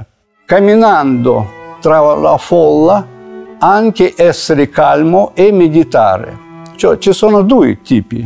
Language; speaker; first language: Italian; non-native, fluent; Russian